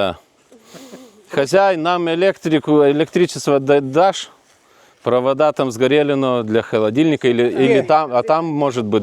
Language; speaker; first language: Russian; non-native, fluent; Lithuanian